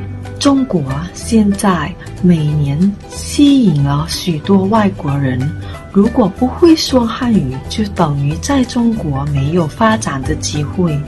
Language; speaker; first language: Chinese; non-native, fluent; Thai